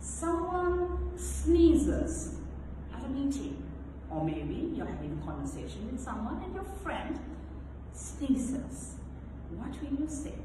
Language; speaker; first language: English; non-native, local second language; Sinhala